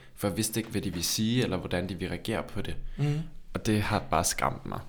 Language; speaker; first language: Danish; early bilingual, other home language; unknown